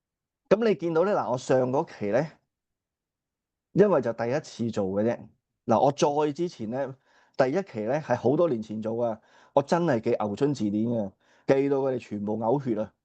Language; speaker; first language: Cantonese; native; Cantonese